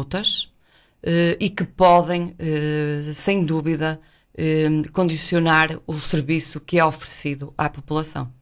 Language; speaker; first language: Portuguese; native; Portuguese